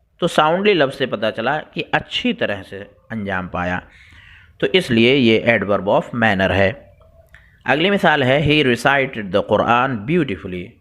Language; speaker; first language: Urdu; native; Urdu